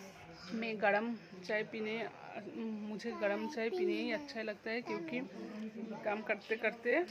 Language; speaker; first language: Hindi; non-native, local second language; Bangla